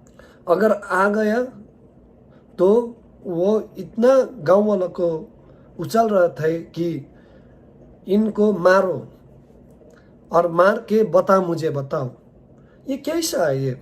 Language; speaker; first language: Hindi; non-native, learner; Nepali